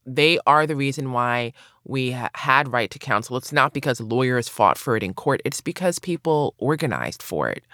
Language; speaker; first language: English; native; English